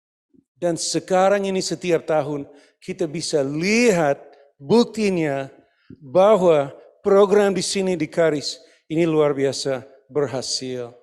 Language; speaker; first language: Indonesian; non-native, fluent; English